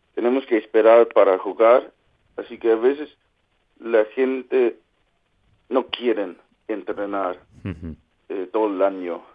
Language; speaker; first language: Spanish; non-native, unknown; Kalaallisut